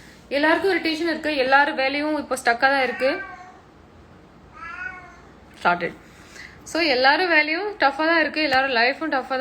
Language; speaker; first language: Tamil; non-native, fluent; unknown